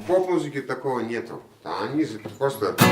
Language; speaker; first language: Russian; non-native, learner; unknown